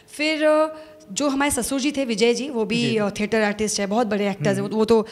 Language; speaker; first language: Hindi; native; Hindi